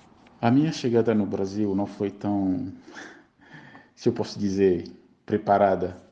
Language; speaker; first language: Portuguese; non-native, fluent; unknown